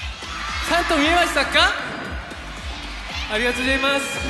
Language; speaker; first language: Japanese; non-native, fluent; Korean